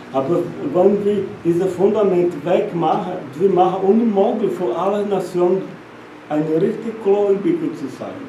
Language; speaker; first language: German; non-native, learner; Portuguese